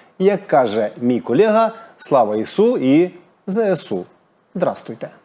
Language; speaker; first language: Ukrainian; native; Ukrainian